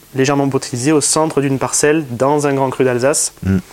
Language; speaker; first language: French; native; French